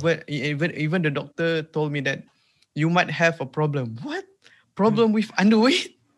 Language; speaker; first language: English; non-native, local second language; Malay